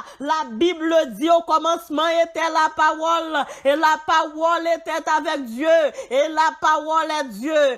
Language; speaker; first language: French; non-native, local second language; Haitian Creole